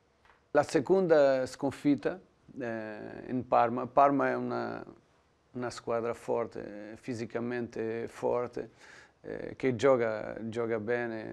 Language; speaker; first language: Italian; non-native, learner; Portuguese